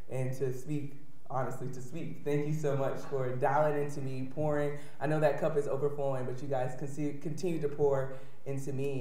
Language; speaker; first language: English; native; English